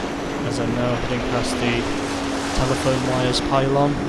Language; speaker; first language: English; native; English